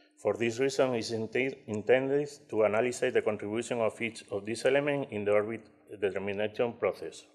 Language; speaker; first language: English; non-native, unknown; Spanish